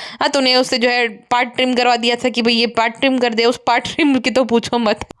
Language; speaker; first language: Hindi; non-native, local second language; Gujarati